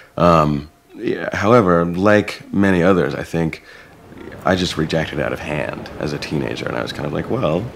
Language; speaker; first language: English; native; English